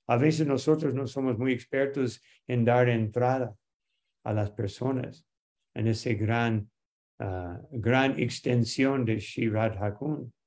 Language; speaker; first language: Spanish; non-native, fluent; English